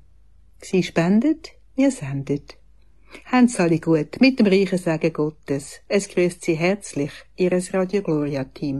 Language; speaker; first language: German; native; German